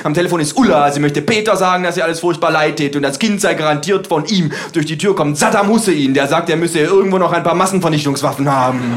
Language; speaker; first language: German; native; German